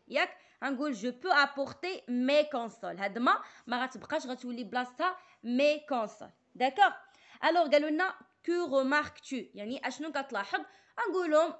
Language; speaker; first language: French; non-native, local second language; Arabic